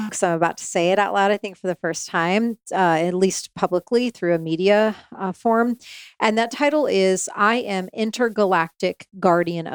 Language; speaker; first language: English; native; English